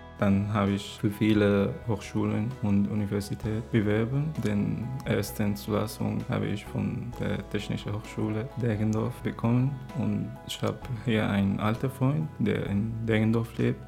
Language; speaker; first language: German; non-native, fluent; Arabic